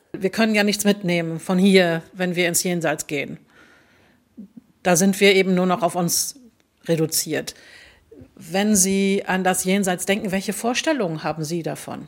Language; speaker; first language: German; native; German